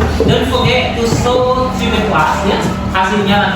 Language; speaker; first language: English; non-native, fluent; Indonesian